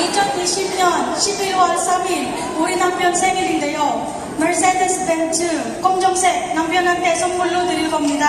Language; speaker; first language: Korean; non-native, learner; Filipino